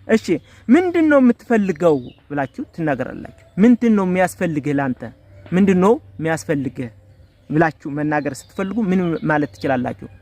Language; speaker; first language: Amharic; non-native, local second language; Tigrinya